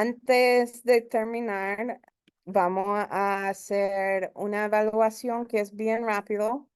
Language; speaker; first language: Spanish; early bilingual, heritage; Spanish